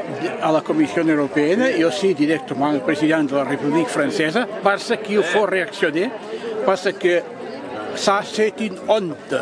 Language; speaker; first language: French; non-native, fluent; Catalan